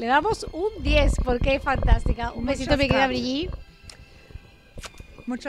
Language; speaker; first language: Spanish; native; Spanish